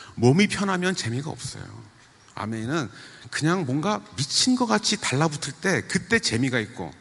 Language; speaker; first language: Korean; native; Korean